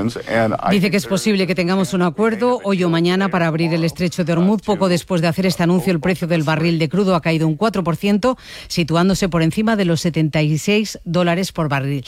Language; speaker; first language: Spanish; native; Spanish